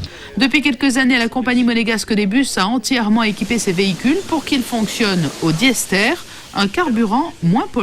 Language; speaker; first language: French; native; French